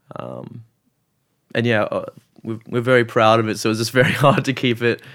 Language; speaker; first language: English; native; English